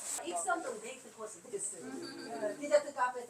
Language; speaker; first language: Japanese; non-native, learner; Korean